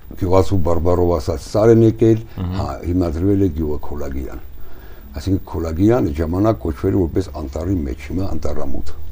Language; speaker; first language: Armenian; native; Armenian